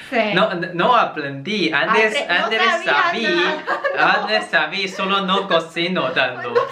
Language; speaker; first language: Spanish; non-native, learner; Chinese